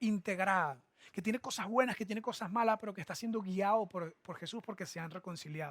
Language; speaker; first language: Spanish; native; Spanish